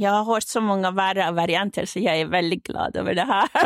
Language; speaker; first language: Swedish; non-native, fluent; Persian